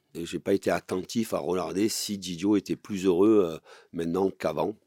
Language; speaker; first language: French; native; French